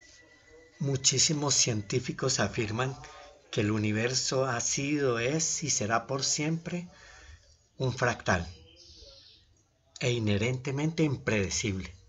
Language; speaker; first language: Spanish; native; Spanish